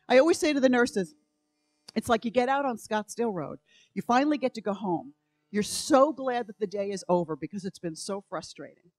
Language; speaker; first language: English; native; English